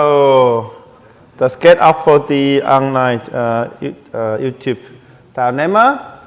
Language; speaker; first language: German; non-native, learner; Chinese